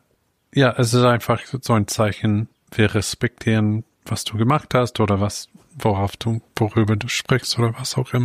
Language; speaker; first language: German; non-native, fluent; English